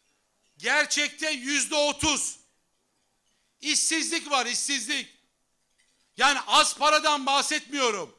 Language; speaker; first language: Turkish; native; Turkish